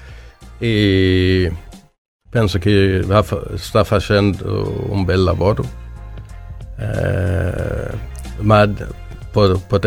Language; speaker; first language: Italian; non-native, learner; Swedish